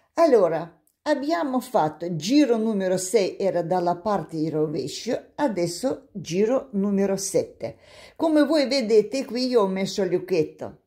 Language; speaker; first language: Italian; non-native, learner; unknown